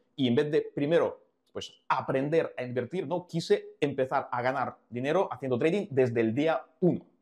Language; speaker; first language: Spanish; non-native, fluent; Ukrainian